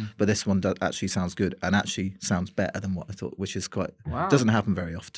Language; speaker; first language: English; native; English